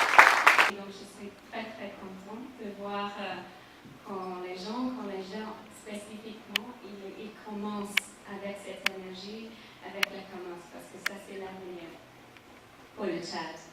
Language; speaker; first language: French; non-native, learner; English